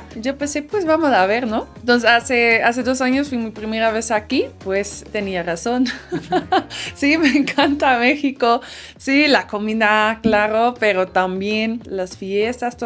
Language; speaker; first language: Spanish; non-native, fluent; Dutch